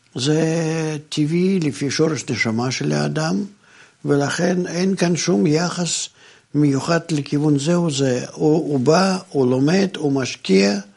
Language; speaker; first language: Hebrew; non-native, fluent; Russian